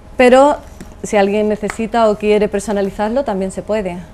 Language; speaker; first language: Spanish; native; Spanish